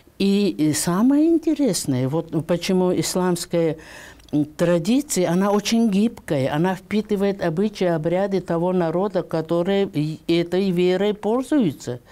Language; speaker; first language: Russian; non-native, local second language; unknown